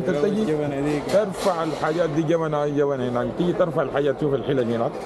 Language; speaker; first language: Arabic; native; Arabic